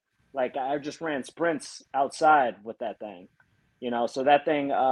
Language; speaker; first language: English; native; English